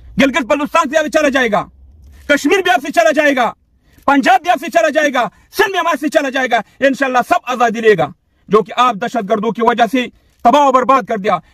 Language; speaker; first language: Urdu; non-native, local second language; Pashto